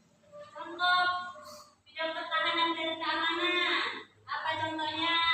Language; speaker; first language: Indonesian; native; Indonesian